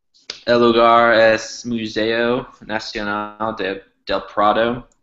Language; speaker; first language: Spanish; non-native, learner; English